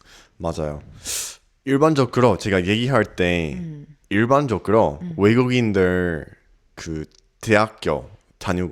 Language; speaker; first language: Korean; non-native, learner; English